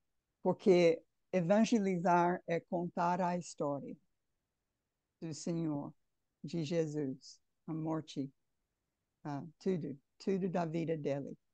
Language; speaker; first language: Portuguese; non-native, fluent; English